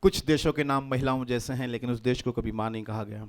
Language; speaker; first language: Hindi; non-native, local second language; Gujarati